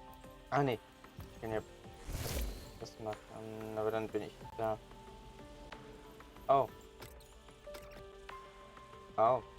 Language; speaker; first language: German; native; German